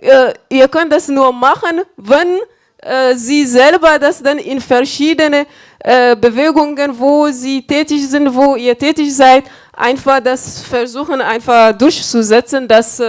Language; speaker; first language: German; non-native, fluent; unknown